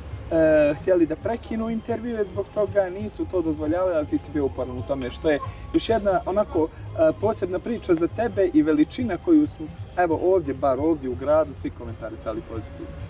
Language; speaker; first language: Serbian; native; Serbian